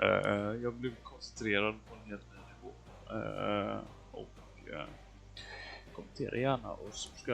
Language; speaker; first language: Swedish; native; Swedish